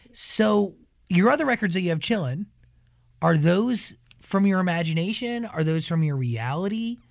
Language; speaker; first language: English; native; English